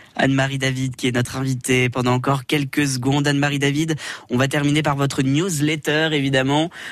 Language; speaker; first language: French; native; French